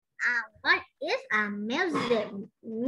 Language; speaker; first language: English; non-native, learner; Vietnamese